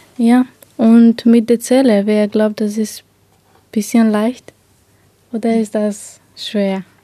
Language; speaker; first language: German; non-native, learner; Romanian